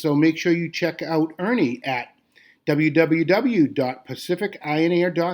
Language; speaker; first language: English; native; English